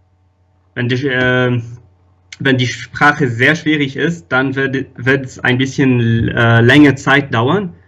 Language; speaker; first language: German; non-native, fluent; Arabic